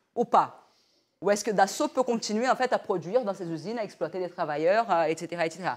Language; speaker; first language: French; non-native, fluent; Portuguese